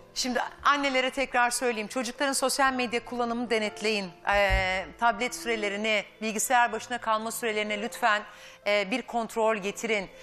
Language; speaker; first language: Turkish; native; Turkish